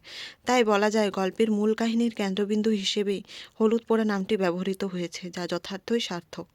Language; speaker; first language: Bangla; native; Bangla